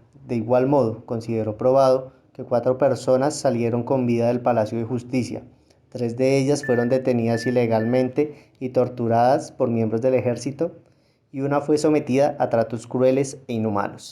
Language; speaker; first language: Spanish; native; Spanish